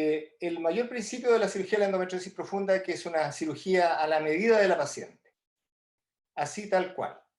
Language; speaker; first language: Spanish; native; Spanish